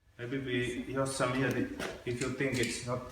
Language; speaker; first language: English; non-native, learner; Finnish